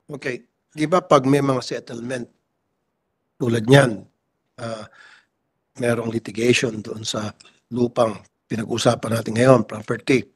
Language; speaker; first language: Filipino; native; Filipino